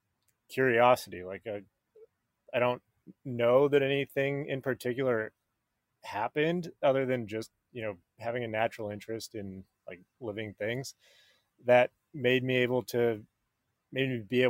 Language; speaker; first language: English; native; English